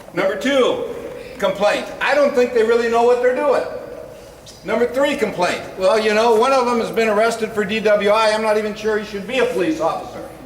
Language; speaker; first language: English; native; English